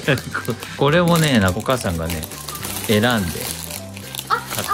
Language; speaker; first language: Japanese; native; Japanese